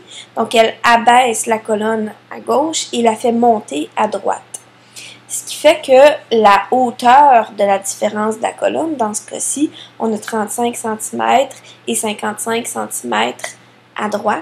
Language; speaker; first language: French; native; French